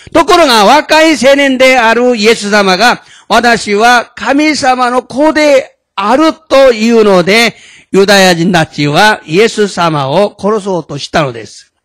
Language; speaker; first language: Japanese; non-native, fluent; Korean